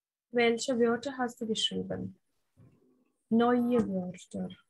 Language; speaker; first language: German; non-native, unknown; Hindi